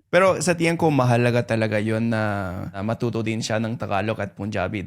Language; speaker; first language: Filipino; non-native, fluent; English